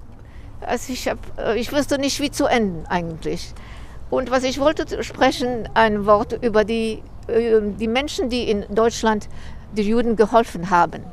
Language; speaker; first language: German; early bilingual, heritage; German